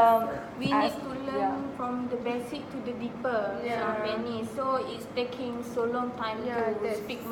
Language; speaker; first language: English; non-native, local second language; Malay